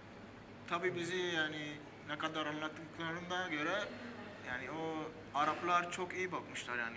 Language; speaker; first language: Turkish; early bilingual, heritage; Armenian